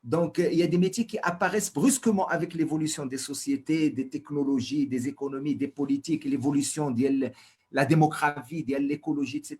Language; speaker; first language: French; non-native, local second language; Arabic